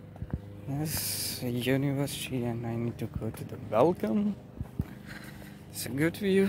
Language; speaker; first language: English; non-native, learner; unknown